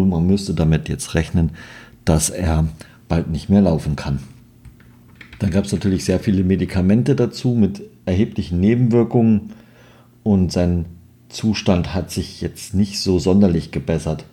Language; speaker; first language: German; native; German